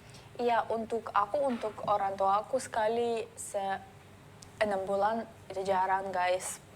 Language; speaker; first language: Indonesian; non-native, learner; Russian